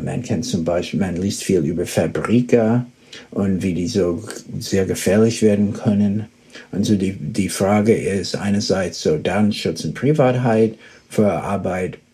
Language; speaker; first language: German; early bilingual, heritage; German